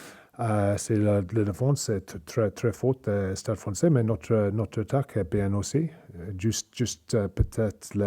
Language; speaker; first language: French; non-native, learner; English